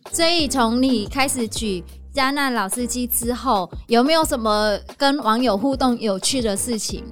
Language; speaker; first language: Chinese; non-native, fluent; Vietnamese